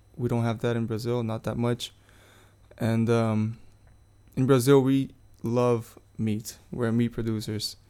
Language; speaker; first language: English; non-native, fluent; Portuguese